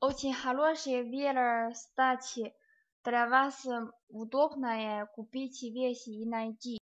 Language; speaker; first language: Russian; non-native, learner; Chinese